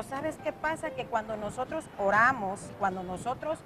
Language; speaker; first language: Spanish; native; Spanish